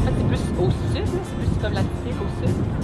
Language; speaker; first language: French; native; French